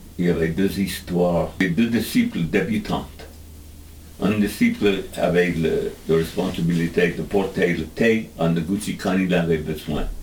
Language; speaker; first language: French; non-native, learner; English